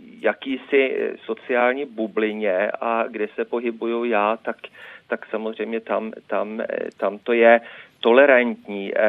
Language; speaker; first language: Czech; non-native, fluent; Norwegian